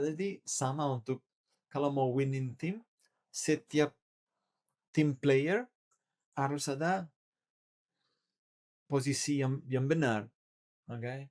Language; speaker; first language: Indonesian; non-native, learner; Italian